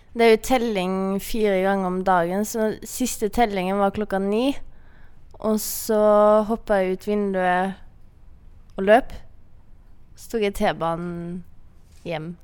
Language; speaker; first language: Norwegian; native; Norwegian